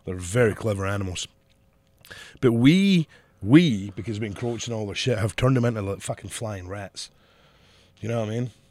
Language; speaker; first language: English; native; English